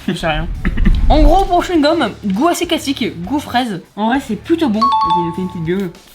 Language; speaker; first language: French; native; French